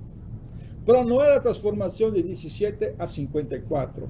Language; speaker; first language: Spanish; non-native, fluent; Italian